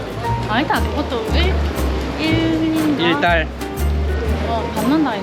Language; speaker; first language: Korean; native; Korean